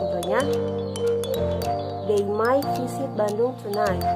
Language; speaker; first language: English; non-native, learner; Indonesian